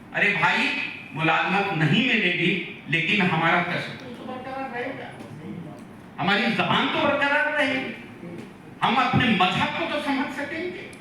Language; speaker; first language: Urdu; native; Urdu